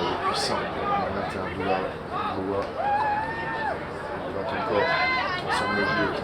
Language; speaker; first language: French; native; French